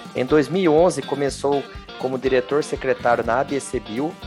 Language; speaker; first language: Portuguese; native; Portuguese